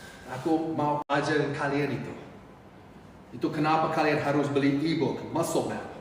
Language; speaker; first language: Indonesian; non-native, fluent; English